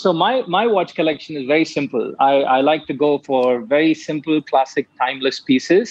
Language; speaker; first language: English; non-native, local second language; Tamil